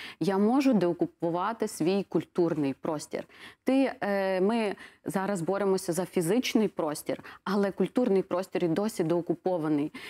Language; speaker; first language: Ukrainian; native; Ukrainian